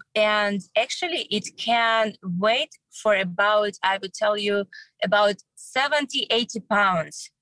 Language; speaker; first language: English; non-native, learner; Russian